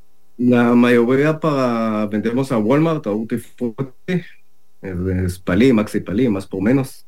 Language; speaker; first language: Spanish; non-native, learner; Hebrew